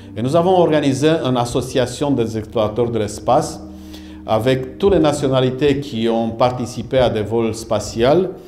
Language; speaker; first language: French; non-native, fluent; Romanian